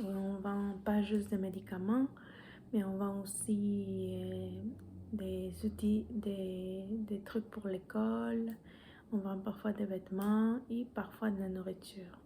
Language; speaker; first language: French; non-native, fluent; Spanish